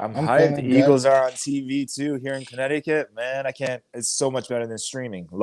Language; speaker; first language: English; native; English